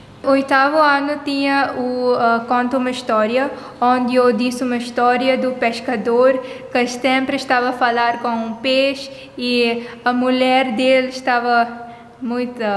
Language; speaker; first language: Portuguese; non-native, learner; Konkani